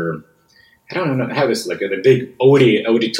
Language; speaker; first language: English; non-native, fluent; Russian